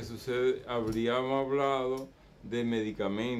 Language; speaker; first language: Spanish; native; Spanish